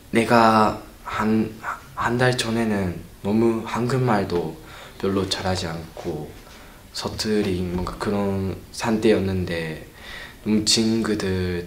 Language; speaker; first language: Korean; non-native, learner; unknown